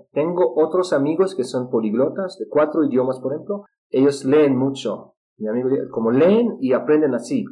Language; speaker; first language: Spanish; non-native, fluent; Russian